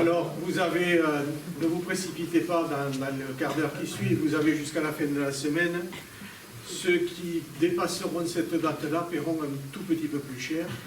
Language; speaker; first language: French; native; French